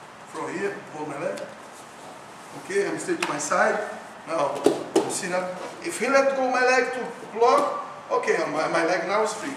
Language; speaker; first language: English; non-native, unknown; Portuguese